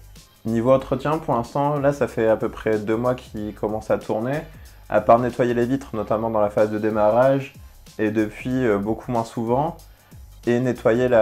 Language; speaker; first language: French; native; French